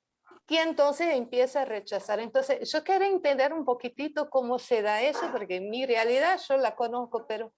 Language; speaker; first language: Spanish; non-native, fluent; Portuguese